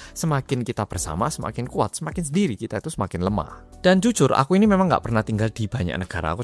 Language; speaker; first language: Indonesian; early bilingual, other home language; Korean